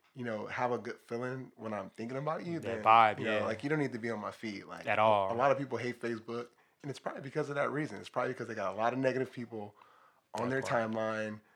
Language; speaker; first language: English; native; English